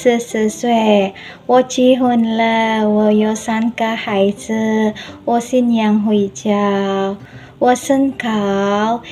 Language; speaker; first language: Chinese; non-native, learner; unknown